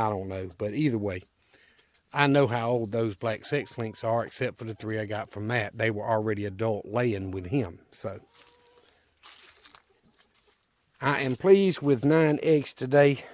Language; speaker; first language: English; native; English